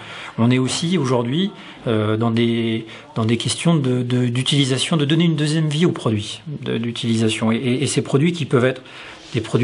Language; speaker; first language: French; native; French